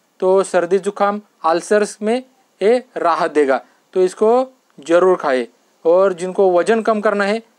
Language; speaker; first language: Hindi; non-native, local second language; Marathi